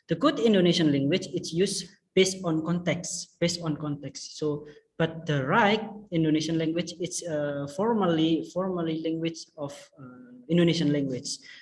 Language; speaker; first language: English; non-native, fluent; Indonesian